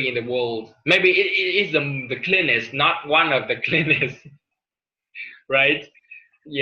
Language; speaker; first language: English; non-native, learner; Vietnamese